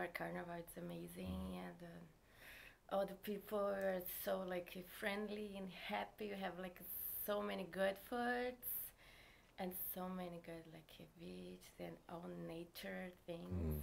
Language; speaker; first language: English; non-native, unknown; Portuguese